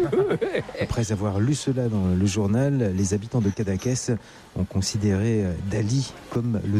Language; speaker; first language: French; native; French